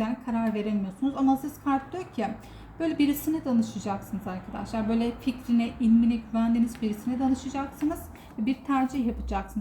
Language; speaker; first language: Turkish; native; Turkish